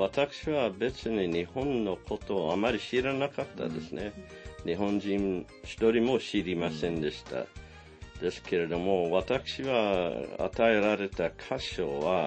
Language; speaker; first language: Japanese; non-native, fluent; English